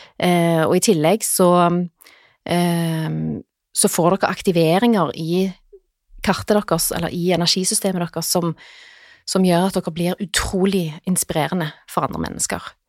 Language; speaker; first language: Norwegian; native; Norwegian